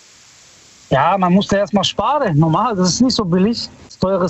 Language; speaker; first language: German; early bilingual, other home language; Italian